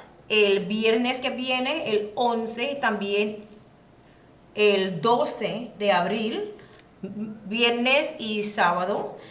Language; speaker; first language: Spanish; non-native, learner; English